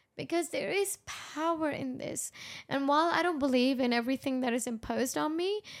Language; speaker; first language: English; non-native, local second language; Urdu